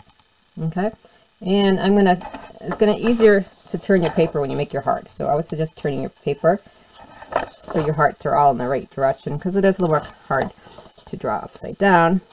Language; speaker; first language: English; native; English